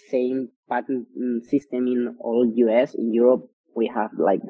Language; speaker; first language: English; non-native, fluent; Spanish